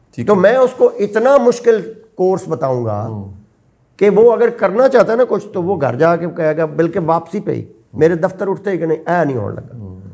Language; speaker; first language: Urdu; non-native, local second language; Punjabi